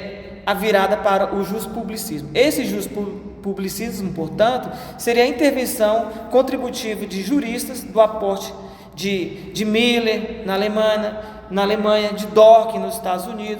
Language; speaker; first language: Portuguese; native; Portuguese